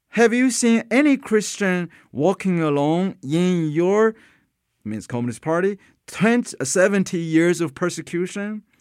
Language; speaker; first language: English; non-native, fluent; Chinese